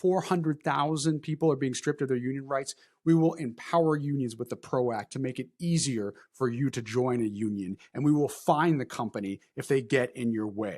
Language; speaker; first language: English; native; English